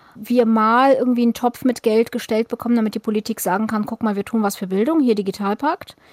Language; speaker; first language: German; early bilingual, other home language; Russian